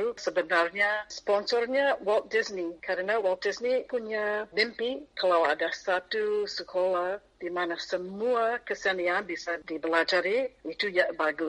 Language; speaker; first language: Indonesian; non-native, fluent; English